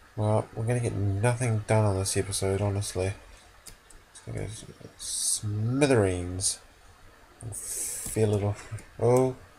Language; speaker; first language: English; native; English